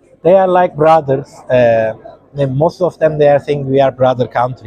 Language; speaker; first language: English; non-native, fluent; Turkish